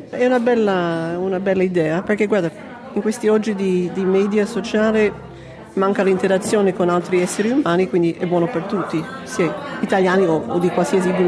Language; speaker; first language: Italian; early bilingual, heritage; Italian